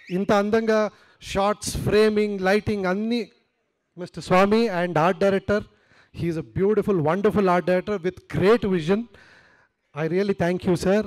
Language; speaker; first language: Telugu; non-native, learner; Kannada